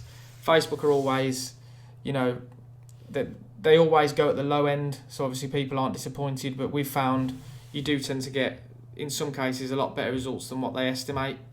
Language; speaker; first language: English; native; English